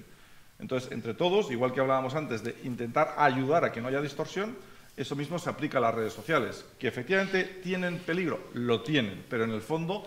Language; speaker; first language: Spanish; native; Spanish